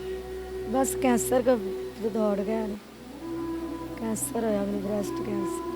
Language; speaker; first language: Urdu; non-native, local second language; Punjabi